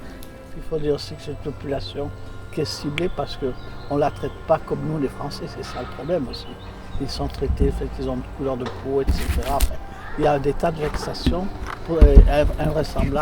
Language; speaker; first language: French; native; French